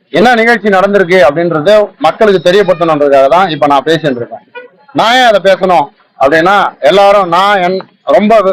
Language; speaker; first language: Tamil; native; Tamil